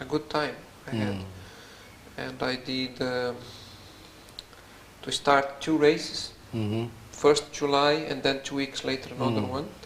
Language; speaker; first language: English; non-native, fluent; Portuguese